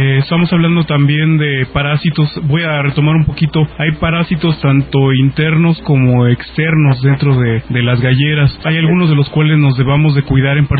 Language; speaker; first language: Spanish; native; Spanish